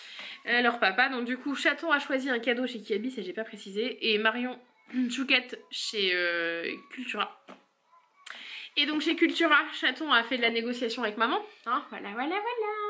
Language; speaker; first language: French; native; French